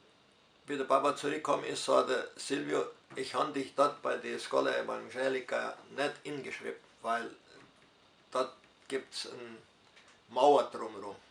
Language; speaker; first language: German; early bilingual, heritage; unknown